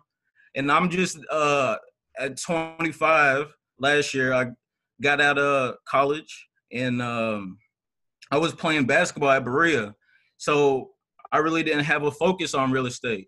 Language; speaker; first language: English; native; English